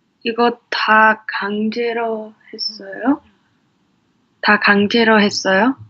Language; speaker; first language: Korean; non-native, learner; English